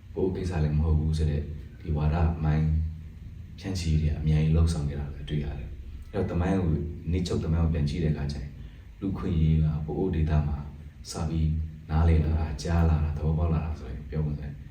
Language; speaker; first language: Burmese; non-native, local second language; Pa'o Karen